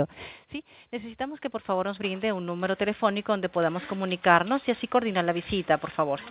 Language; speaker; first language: Spanish; native; Spanish